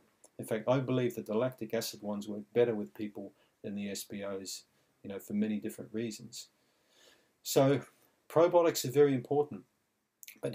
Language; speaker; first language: English; native; English